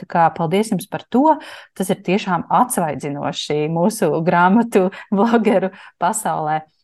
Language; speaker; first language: Latvian; native; Latvian